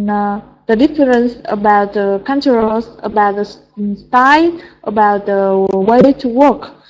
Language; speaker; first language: English; non-native, learner; Vietnamese